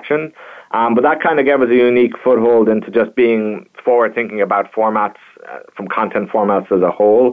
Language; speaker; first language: English; native; English